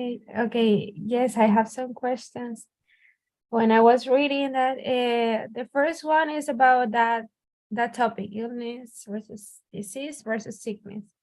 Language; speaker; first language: English; non-native, learner; Spanish